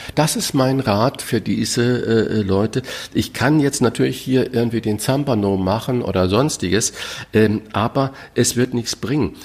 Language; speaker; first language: German; native; German